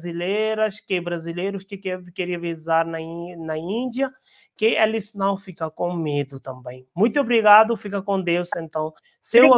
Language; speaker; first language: Portuguese; non-native, learner; Hindi